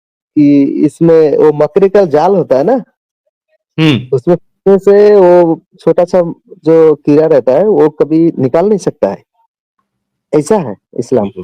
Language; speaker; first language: Hindi; non-native, local second language; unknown